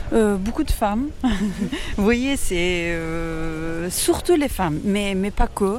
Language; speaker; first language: French; non-native, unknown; Persian